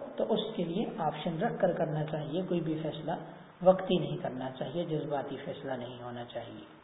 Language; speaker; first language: Urdu; native; Urdu